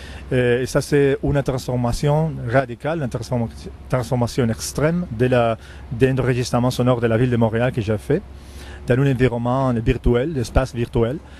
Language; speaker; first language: French; non-native, fluent; Spanish